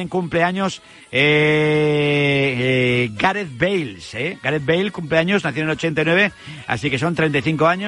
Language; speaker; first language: Spanish; native; Spanish